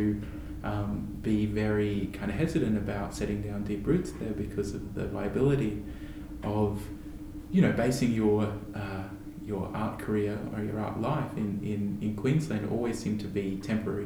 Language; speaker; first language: English; native; English